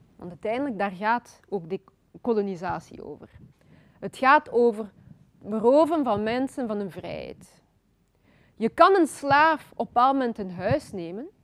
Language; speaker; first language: Dutch; early bilingual, other home language; Lingala